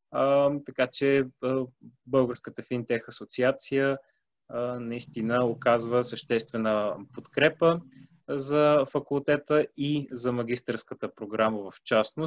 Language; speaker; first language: Bulgarian; native; Bulgarian